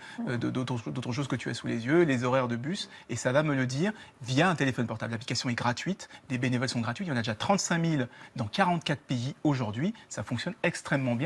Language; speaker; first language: French; native; French